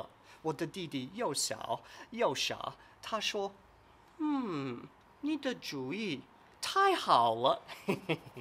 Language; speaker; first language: Chinese; non-native, fluent; English